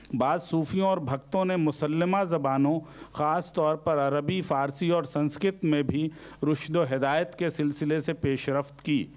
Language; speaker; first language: Urdu; native; Urdu